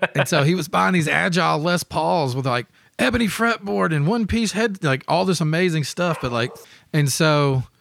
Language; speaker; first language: English; native; English